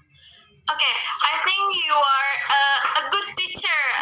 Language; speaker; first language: English; non-native, learner; Indonesian